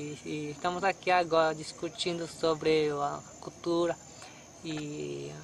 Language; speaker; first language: Portuguese; non-native, local second language; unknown